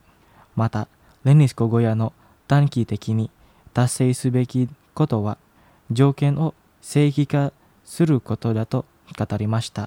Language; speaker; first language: Japanese; non-native, fluent; Indonesian